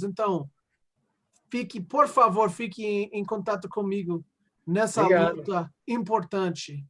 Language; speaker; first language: Portuguese; non-native, learner; English